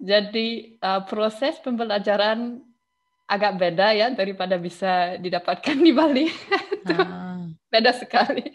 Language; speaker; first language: Indonesian; non-native, fluent; German